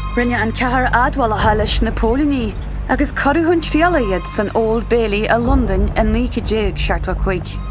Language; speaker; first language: Irish; native; Irish